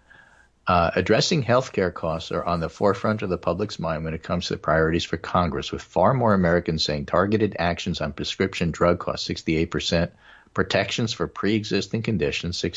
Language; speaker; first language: English; native; English